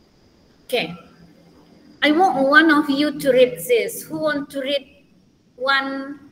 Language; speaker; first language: English; non-native, learner; Indonesian